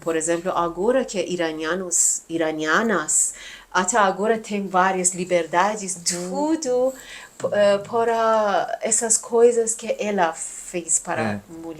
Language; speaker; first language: Portuguese; non-native, learner; Persian